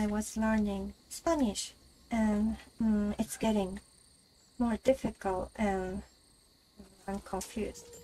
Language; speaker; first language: English; non-native, fluent; Japanese